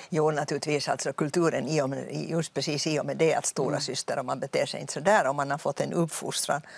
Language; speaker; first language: Swedish; native; Swedish